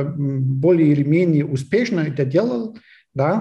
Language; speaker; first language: Russian; non-native, fluent; German